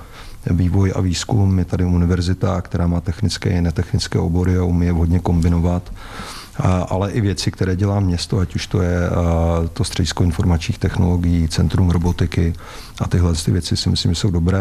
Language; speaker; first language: Czech; native; Czech